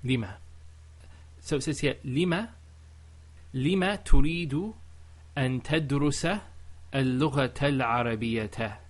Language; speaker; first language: Arabic; non-native, learner; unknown